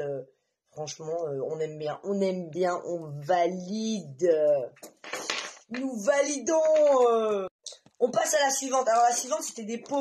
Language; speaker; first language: French; native; French